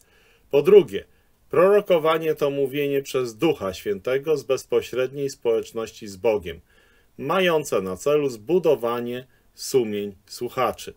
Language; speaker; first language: Polish; native; Polish